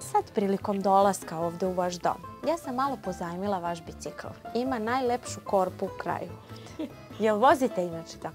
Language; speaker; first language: Serbian; native; Serbian